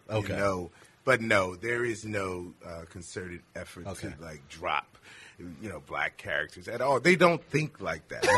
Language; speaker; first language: English; native; English